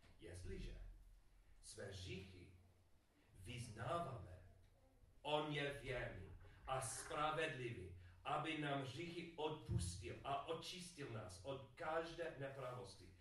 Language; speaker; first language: Czech; non-native, learner; English